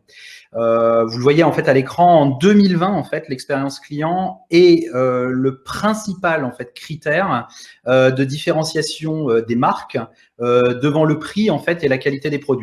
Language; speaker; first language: French; native; French